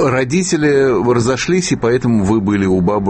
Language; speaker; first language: Russian; native; Russian